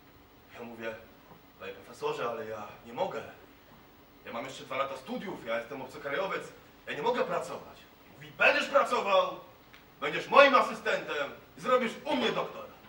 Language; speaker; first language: Polish; non-native, fluent; Kurdish